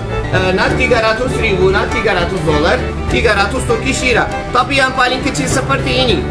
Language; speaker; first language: Indonesian; non-native, fluent; Turkish